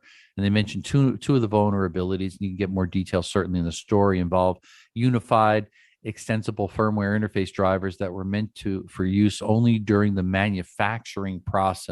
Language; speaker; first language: English; native; English